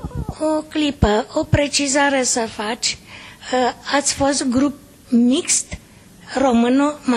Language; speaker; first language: Romanian; native; Romanian